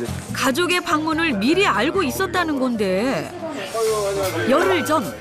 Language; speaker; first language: Korean; native; Korean